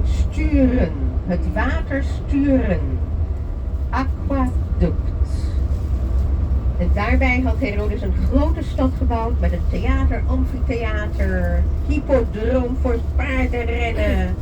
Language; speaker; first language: Dutch; non-native, fluent; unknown